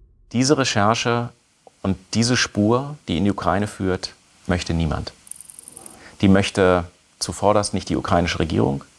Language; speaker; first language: German; native; German